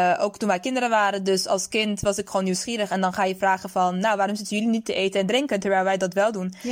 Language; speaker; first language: Dutch; early bilingual, other home language; Persian